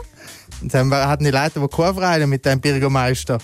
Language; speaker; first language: German; native; German